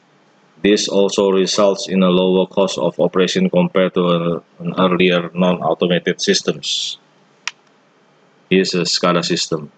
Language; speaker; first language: English; non-native, fluent; Indonesian